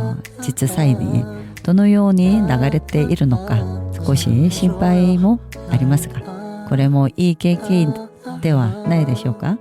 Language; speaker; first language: Japanese; non-native, learner; Korean